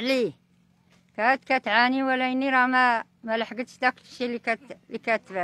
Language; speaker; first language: Arabic; native; Arabic